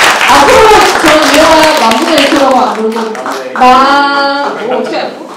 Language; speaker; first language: Korean; native; Korean